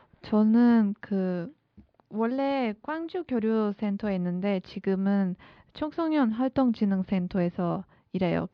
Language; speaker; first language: Korean; non-native, learner; Turkish